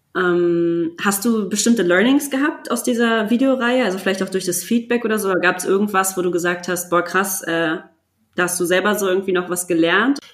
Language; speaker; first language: German; native; German